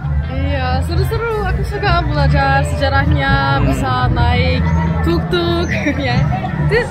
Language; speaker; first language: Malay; non-native, fluent; Turkish